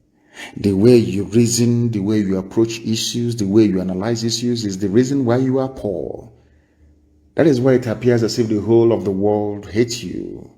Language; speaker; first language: English; non-native, local second language; Igbo